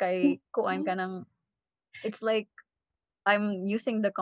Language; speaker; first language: English; non-native, local second language; Cebuano